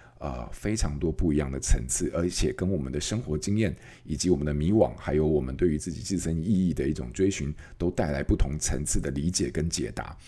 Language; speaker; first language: Chinese; native; Chinese